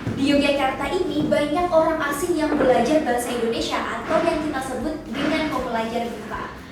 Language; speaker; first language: Indonesian; native; Indonesian